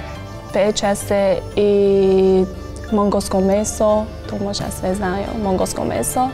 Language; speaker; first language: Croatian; non-native, learner; Chinese